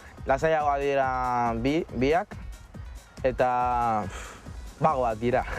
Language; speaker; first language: Basque; non-native, local second language; Spanish